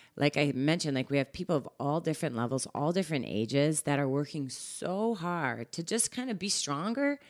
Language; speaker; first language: English; native; English